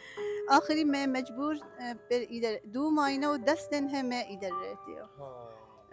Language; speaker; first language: Hindi; non-native, learner; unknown